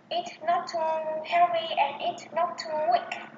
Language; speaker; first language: English; non-native, learner; Vietnamese